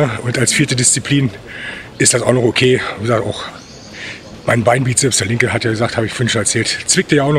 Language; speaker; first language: German; native; German